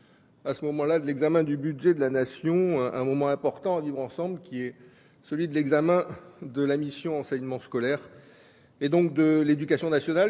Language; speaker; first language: French; native; French